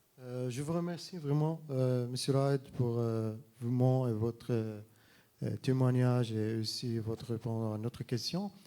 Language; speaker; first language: French; non-native, fluent; Arabic